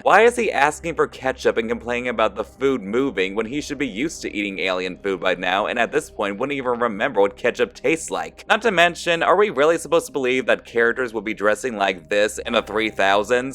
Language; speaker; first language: English; native; English